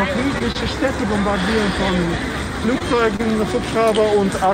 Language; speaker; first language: German; non-native, fluent; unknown